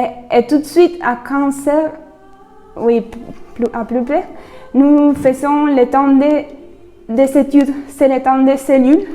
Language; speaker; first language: French; non-native, fluent; Spanish